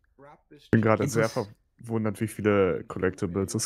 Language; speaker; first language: German; native; German